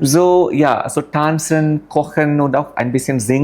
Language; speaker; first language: German; non-native, fluent; Malayalam